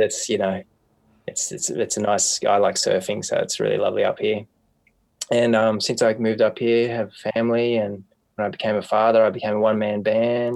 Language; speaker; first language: English; native; English